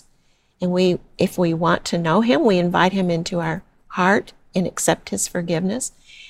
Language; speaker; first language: English; native; English